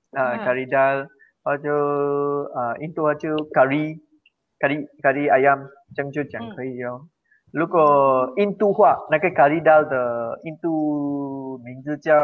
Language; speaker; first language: Chinese; non-native, local second language; Tamil